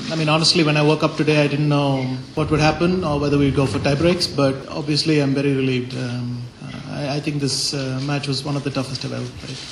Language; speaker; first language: English; non-native, local second language; Tamil